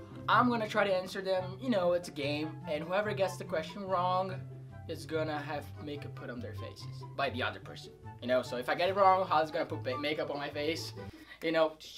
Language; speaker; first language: English; non-native, fluent; Portuguese